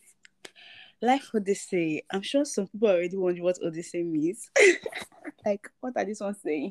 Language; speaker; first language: English; non-native, local second language; Yoruba